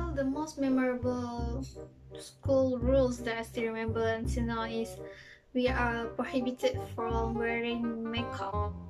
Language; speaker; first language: English; non-native, local second language; Malay